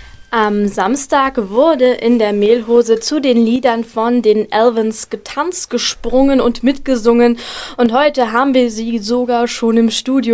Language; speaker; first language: German; native; German